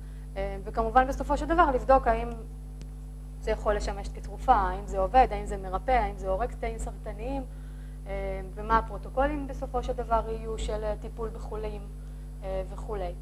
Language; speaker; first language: Hebrew; native; Hebrew